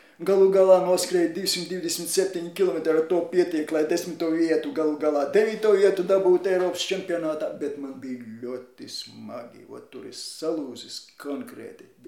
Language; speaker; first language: Latvian; non-native, local second language; Russian